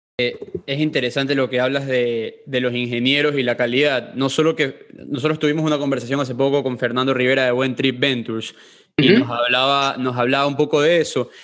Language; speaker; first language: Spanish; native; Spanish